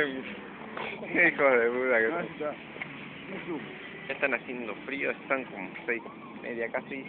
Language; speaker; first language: Spanish; native; Spanish